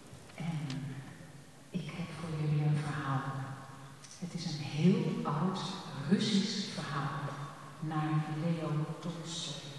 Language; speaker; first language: Dutch; native; Dutch